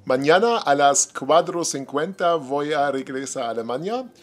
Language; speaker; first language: Spanish; non-native, learner; German